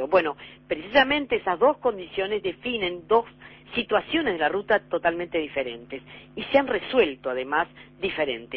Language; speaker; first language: Spanish; native; Spanish